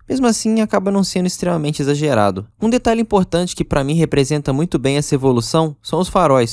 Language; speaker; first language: Portuguese; native; Portuguese